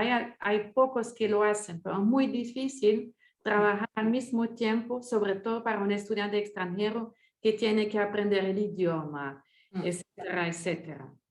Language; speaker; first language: Spanish; non-native, fluent; French